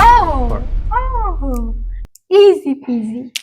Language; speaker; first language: English; non-native, learner; Turkish